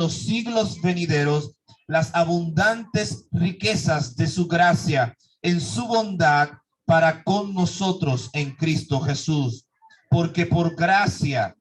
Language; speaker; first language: Spanish; native; Spanish